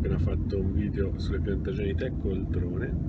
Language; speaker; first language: Italian; native; Italian